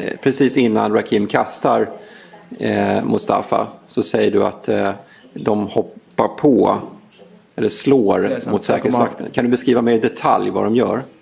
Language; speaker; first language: Swedish; native; Swedish